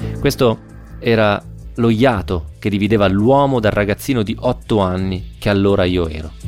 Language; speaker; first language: Italian; native; Italian